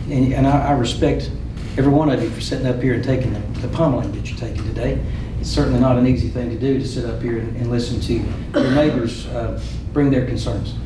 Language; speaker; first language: English; native; English